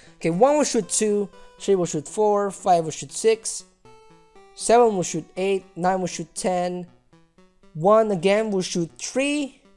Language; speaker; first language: English; non-native, local second language; Filipino